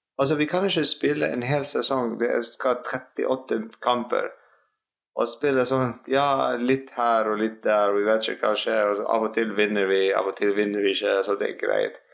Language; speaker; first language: Norwegian; non-native, fluent; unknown